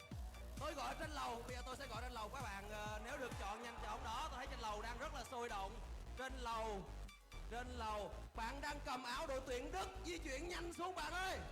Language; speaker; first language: Vietnamese; native; Vietnamese